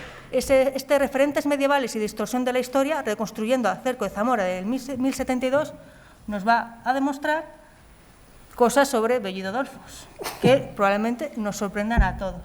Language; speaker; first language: Spanish; native; Spanish